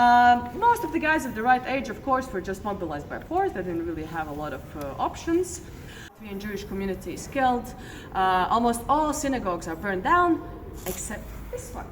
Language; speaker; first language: English; non-native, fluent; Latvian